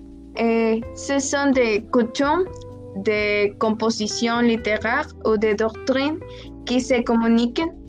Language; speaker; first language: French; non-native, learner; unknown